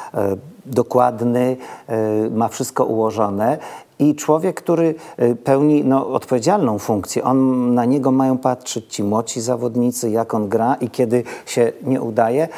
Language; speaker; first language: Polish; native; Polish